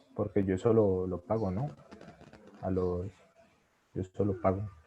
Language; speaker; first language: Spanish; native; Spanish